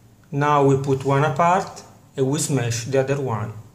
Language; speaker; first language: English; non-native, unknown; Italian